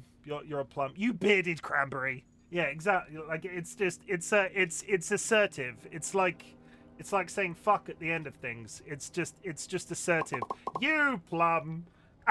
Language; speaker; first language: English; native; English